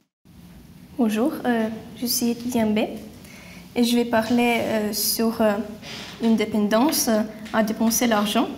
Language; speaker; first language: French; non-native, learner; Lithuanian